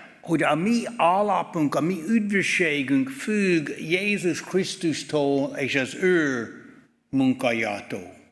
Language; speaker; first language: Hungarian; non-native, fluent; English